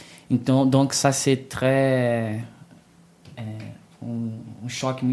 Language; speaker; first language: French; non-native, learner; Portuguese